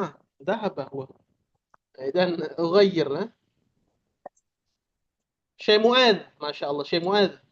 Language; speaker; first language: Arabic; non-native, fluent; Indonesian